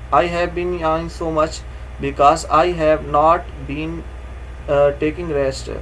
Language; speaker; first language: English; non-native, local second language; Urdu